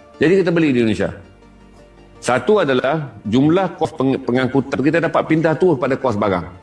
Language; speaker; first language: Malay; native; Malay